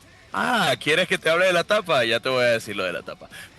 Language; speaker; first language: Spanish; native; Spanish